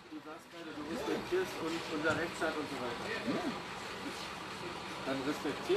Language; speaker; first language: German; native; German